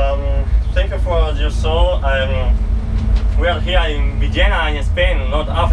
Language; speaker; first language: English; non-native, learner; Spanish